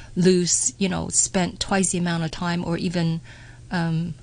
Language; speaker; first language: English; native; English